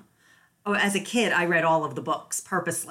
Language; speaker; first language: English; native; English